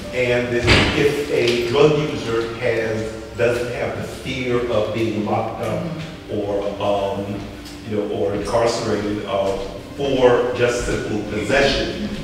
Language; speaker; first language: English; native; English